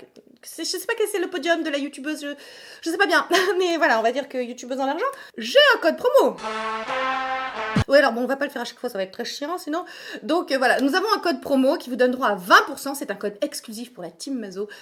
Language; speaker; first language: French; native; French